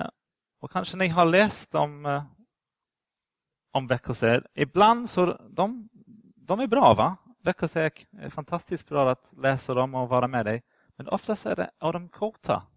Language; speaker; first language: Swedish; non-native, fluent; English